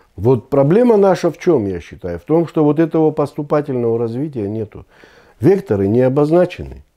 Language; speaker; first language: Russian; non-native, local second language; Abkhazian